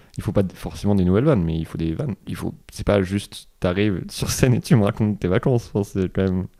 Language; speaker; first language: French; native; French